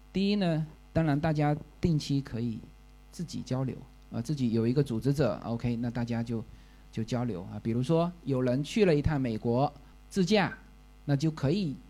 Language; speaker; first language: Chinese; native; Chinese